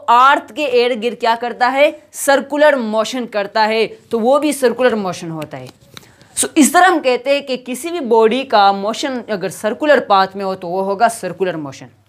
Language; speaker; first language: Urdu; non-native, local second language; Pashto